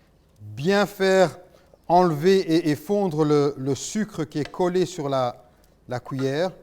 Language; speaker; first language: French; native; French